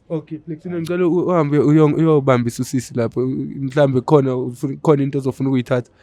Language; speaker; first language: Zulu; non-native, local second language; Xhosa